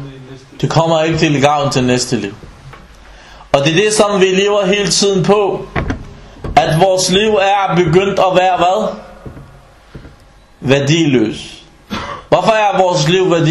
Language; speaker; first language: Danish; early bilingual, other home language; Arabic